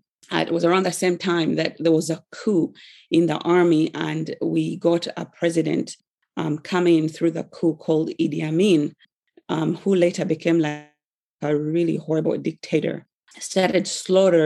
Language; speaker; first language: English; non-native, local second language; Ganda